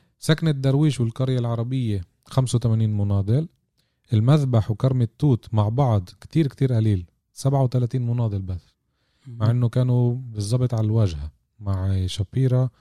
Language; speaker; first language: Arabic; native; Arabic